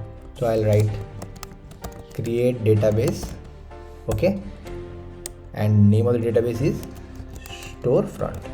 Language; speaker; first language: English; non-native, local second language; Hindi